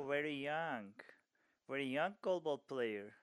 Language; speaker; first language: English; non-native, learner; Turkish